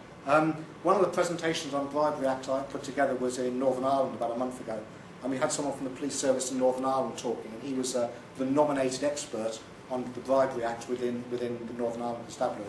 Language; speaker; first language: English; native; English